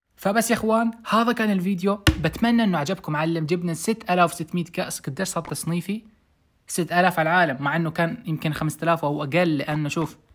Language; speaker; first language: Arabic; native; Arabic